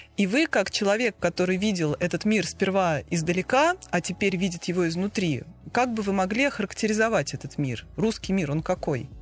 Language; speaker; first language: Russian; native; Russian